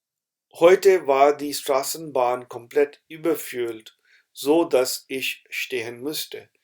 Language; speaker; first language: German; non-native, fluent; Urdu